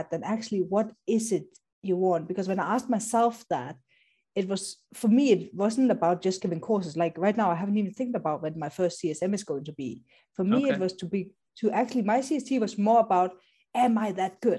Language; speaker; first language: English; non-native, local second language; Danish